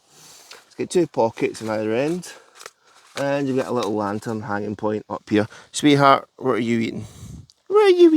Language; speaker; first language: English; native; English